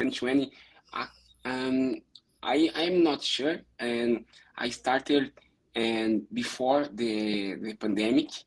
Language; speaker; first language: English; non-native, learner; Portuguese